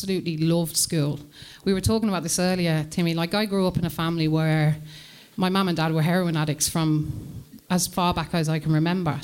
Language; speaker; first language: English; native; English